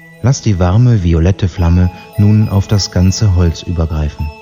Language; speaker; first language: German; native; German